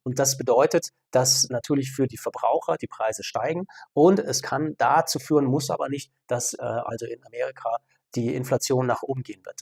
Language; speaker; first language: German; native; German